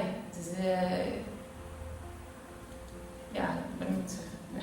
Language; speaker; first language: Dutch; non-native, learner; Spanish